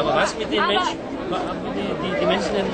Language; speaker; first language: German; non-native, learner; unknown